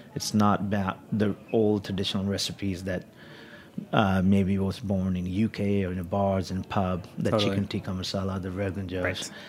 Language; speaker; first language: English; non-native, local second language; Punjabi